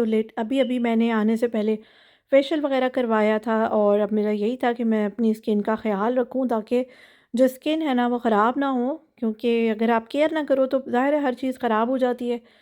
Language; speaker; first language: Urdu; native; Urdu